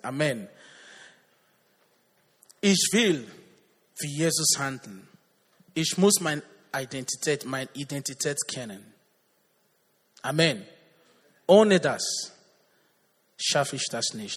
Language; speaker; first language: German; non-native, learner; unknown